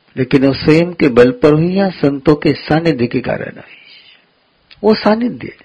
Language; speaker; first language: Hindi; non-native, local second language; Gujarati